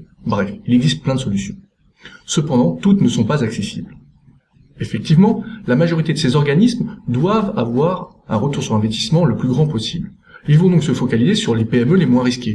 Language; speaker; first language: French; native; French